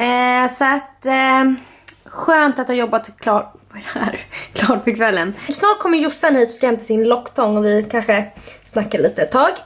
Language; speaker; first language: Swedish; native; Swedish